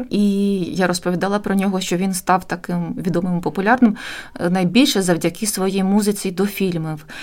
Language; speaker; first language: Ukrainian; native; Ukrainian